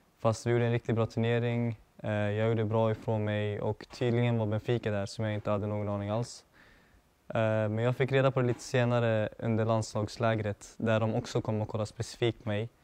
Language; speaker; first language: Swedish; early bilingual, other home language; Assyrian Neo-Aramaic